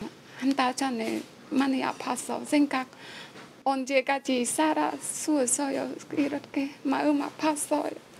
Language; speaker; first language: Korean; non-native, learner; Khmer